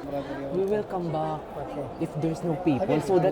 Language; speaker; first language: English; non-native, learner; Filipino